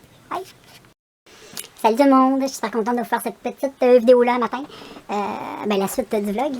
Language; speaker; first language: French; native; French